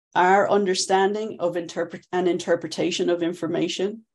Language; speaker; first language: English; native; English